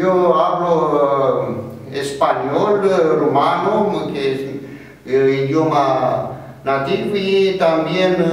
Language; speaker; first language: Spanish; non-native, fluent; Romanian